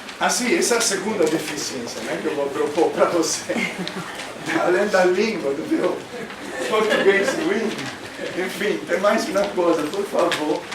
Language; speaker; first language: Portuguese; non-native, fluent; Italian